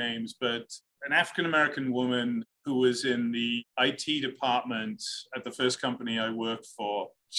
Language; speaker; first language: English; native; English